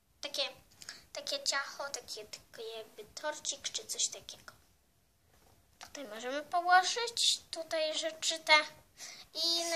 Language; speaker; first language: Polish; early bilingual, heritage; Polish